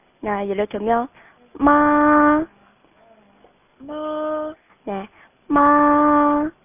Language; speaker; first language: Korean; non-native, fluent; Chinese